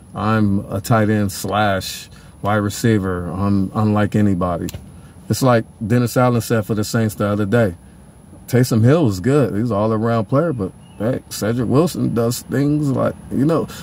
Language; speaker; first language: English; native; English